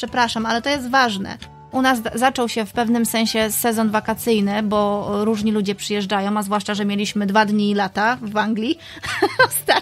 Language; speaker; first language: Polish; native; Polish